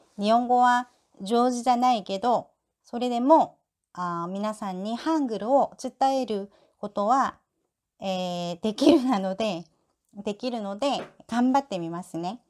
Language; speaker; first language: Japanese; non-native, learner; Korean